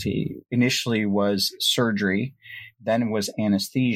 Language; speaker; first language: English; native; English